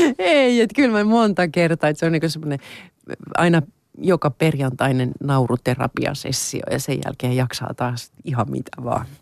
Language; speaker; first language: Finnish; non-native, local second language; Swedish